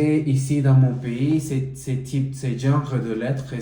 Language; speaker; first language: French; non-native, learner; Spanish